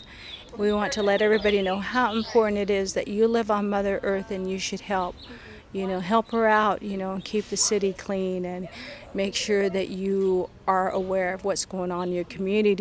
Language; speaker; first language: English; native; English